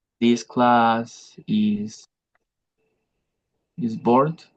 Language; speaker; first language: English; non-native, learner; Spanish